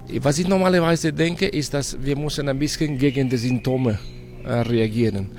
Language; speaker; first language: German; non-native, fluent; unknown